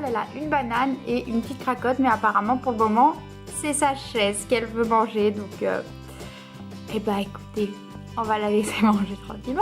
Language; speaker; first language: French; native; French